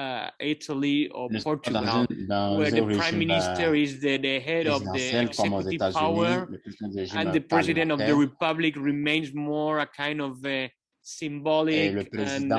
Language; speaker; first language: English; non-native, fluent; Kabuverdianu